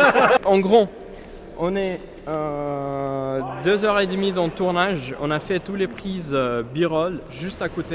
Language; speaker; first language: French; non-native, fluent; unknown